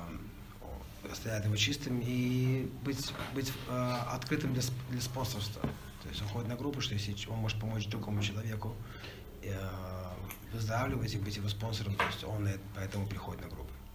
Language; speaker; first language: Russian; native; Russian